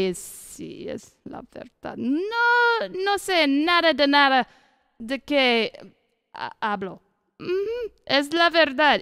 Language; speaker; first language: Spanish; non-native, learner; English